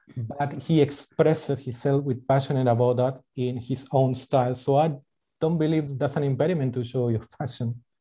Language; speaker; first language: English; non-native, fluent; Spanish